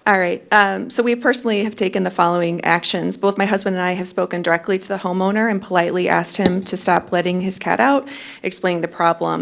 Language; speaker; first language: English; native; English